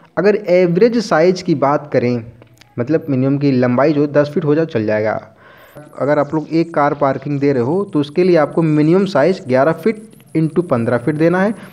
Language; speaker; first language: Hindi; native; Hindi